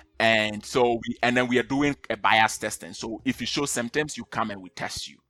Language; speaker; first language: English; non-native, local second language; Akan